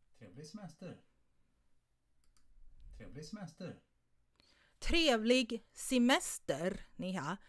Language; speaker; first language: Swedish; non-native, fluent; Thai